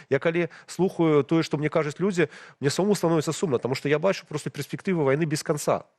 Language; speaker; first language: Belarusian; non-native, local second language; Russian